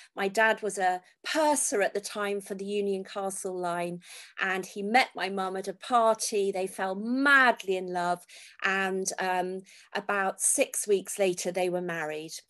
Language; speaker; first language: English; native; English